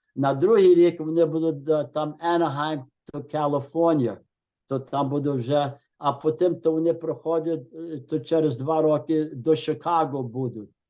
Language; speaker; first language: Ukrainian; early bilingual, heritage; Ukrainian